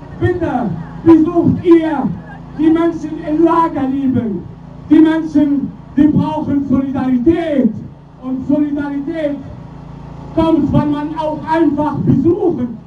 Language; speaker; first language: German; non-native, learner; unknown